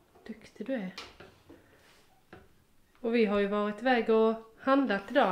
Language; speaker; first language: Swedish; native; Swedish